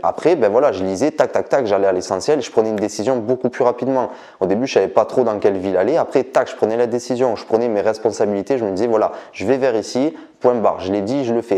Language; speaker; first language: French; native; French